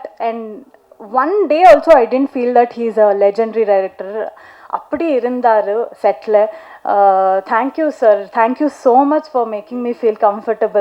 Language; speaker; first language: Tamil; non-native, local second language; Kannada